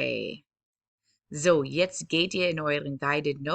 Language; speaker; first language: German; non-native, fluent; English